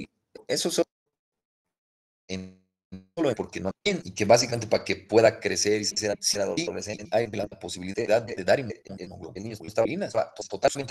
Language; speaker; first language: Spanish; native; Spanish